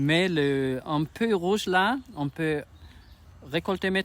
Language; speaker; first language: French; non-native, learner; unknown